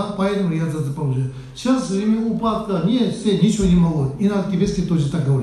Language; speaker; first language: Russian; non-native, learner; Tibetan